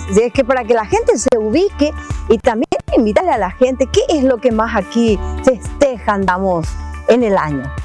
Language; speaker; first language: Spanish; native; Spanish